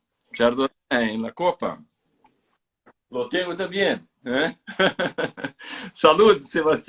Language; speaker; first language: Spanish; non-native, fluent; Portuguese